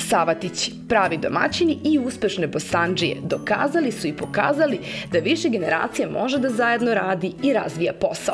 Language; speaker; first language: Serbian; native; Serbian